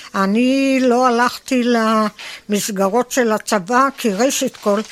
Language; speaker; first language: Hebrew; native; Hebrew